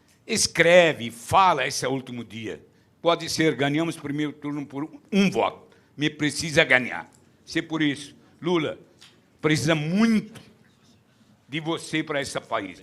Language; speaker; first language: Portuguese; non-native, fluent; Arabic